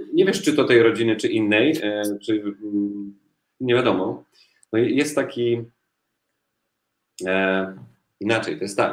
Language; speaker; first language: Polish; native; Polish